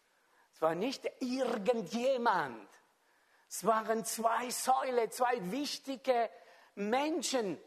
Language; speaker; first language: German; non-native, fluent; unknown